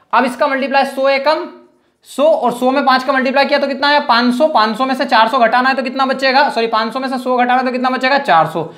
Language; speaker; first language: Hindi; native; Hindi